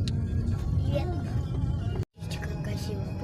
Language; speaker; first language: Russian; non-native, local second language; Kyrgyz